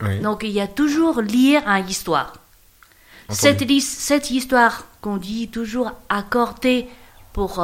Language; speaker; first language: French; non-native, learner; Chinese